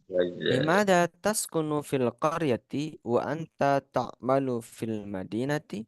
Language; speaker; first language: Arabic; non-native, fluent; Indonesian